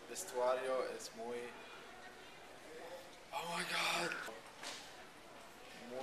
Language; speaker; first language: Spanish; non-native, learner; English